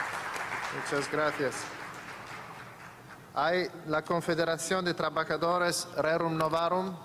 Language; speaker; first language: Spanish; non-native, fluent; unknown